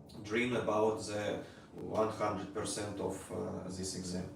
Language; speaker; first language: English; non-native, learner; Russian